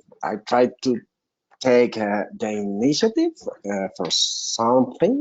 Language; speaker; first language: English; non-native, local second language; Spanish